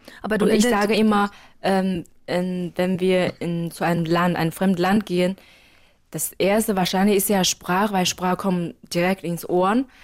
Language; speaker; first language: German; non-native, fluent; Chinese